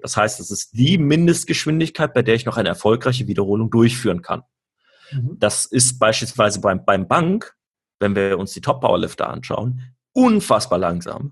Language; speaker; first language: German; native; German